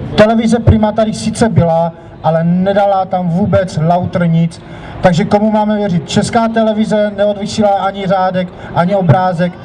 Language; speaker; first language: Czech; native; Czech